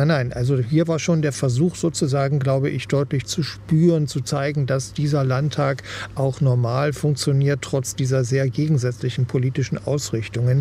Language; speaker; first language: German; native; German